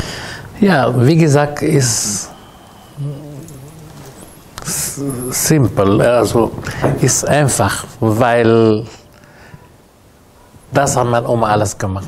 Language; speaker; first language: German; non-native, learner; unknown